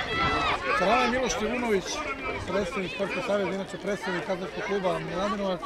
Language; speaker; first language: Serbian; native; Serbian